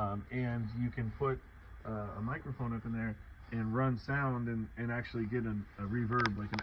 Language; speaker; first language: English; native; English